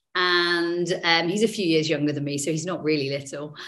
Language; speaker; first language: English; native; English